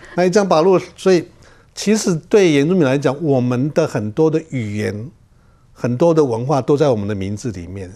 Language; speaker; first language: Chinese; non-native, local second language; Amis